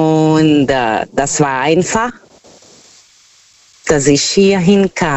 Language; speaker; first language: German; non-native, fluent; Portuguese